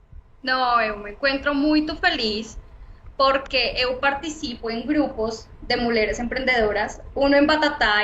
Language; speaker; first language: Portuguese; non-native, learner; Spanish